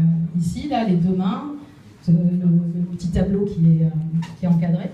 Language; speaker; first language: French; native; French